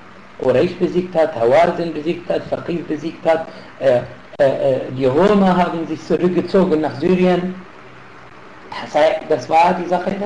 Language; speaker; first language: German; non-native, fluent; Arabic